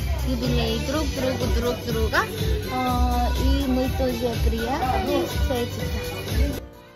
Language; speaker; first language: Russian; non-native, learner; Korean